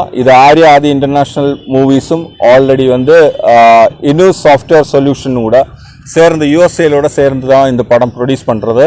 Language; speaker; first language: Tamil; non-native, learner; Malayalam